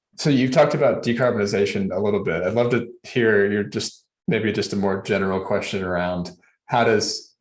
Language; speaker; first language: English; native; English